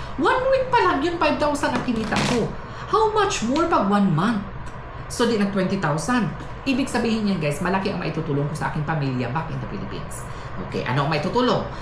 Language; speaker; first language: Filipino; non-native, local second language; Cebuano